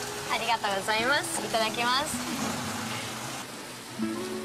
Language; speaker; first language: Japanese; non-native, learner; English